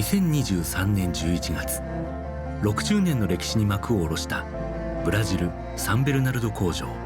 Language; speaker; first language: Japanese; native; Japanese